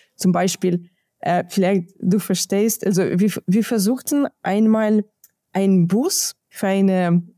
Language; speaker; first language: German; non-native, fluent; Ukrainian